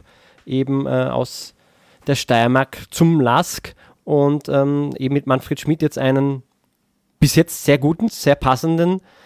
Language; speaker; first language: German; native; German